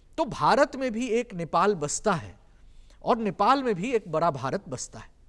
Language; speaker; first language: Hindi; native; Hindi